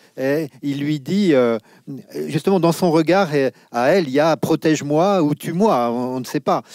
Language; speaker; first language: French; native; French